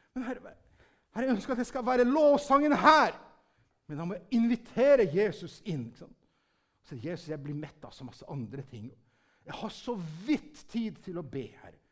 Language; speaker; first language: Norwegian; early bilingual, heritage; Norwegian